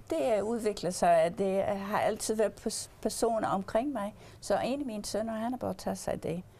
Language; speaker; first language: Danish; early bilingual, heritage; English